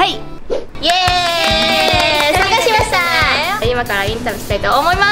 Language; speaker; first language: Japanese; non-native, learner; Chinese